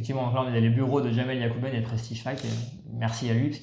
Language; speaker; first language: French; native; French